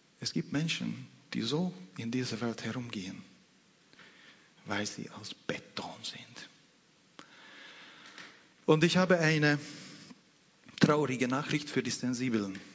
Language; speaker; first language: German; non-native, fluent; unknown